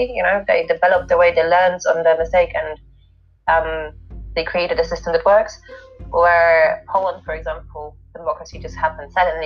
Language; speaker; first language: English; non-native, fluent; Polish